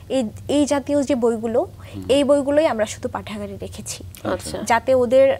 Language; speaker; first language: Bangla; native; Bangla